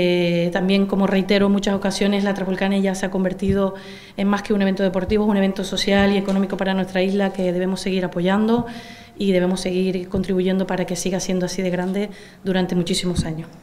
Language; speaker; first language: Spanish; native; Spanish